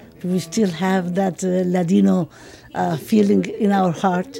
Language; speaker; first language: English; non-native, fluent; Ladino